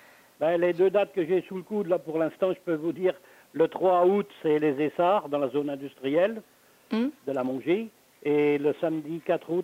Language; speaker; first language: French; native; French